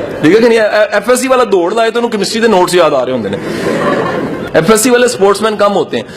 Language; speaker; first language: Urdu; non-native, local second language; Punjabi